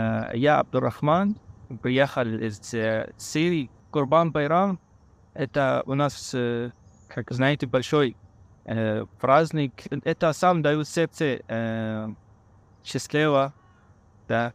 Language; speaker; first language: Russian; non-native, learner; Arabic